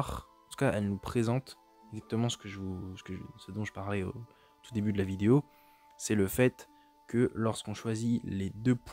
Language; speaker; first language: French; native; French